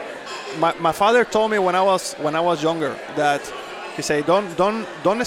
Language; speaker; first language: English; non-native, fluent; Spanish